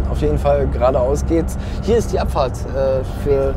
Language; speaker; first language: German; native; German